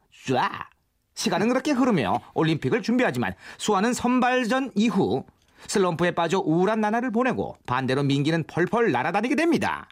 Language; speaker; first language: Korean; native; Korean